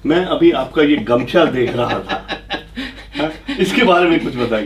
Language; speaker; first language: Hindi; native; Hindi